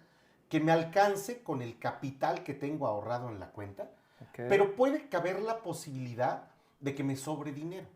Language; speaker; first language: Spanish; native; Spanish